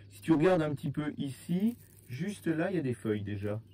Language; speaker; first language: French; native; French